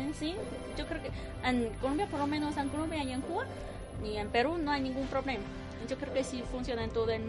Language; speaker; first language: Spanish; non-native, fluent; Chinese